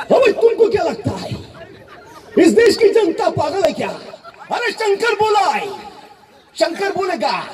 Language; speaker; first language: Hindi; native; Hindi